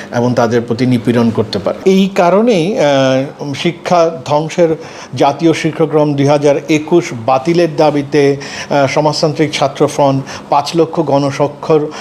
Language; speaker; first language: Bangla; native; Bangla